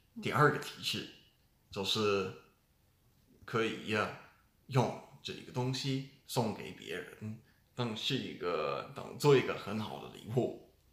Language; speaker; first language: Chinese; non-native, learner; English